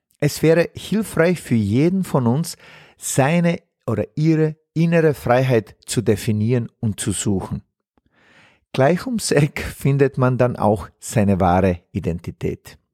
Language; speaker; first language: German; non-native, fluent; Bosnian